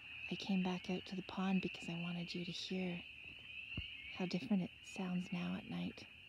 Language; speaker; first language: English; native; English